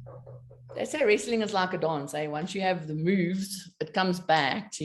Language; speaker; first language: English; native; English